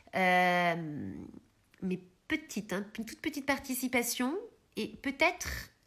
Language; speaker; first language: French; early bilingual, heritage; Italian